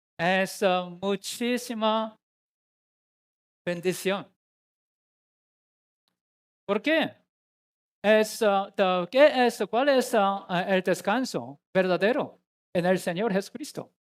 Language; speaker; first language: Spanish; non-native, learner; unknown